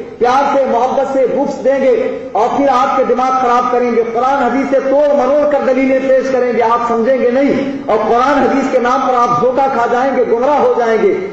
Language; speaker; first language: Urdu; native; Urdu